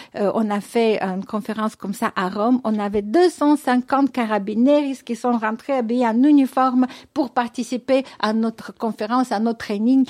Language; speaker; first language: French; non-native, fluent; Russian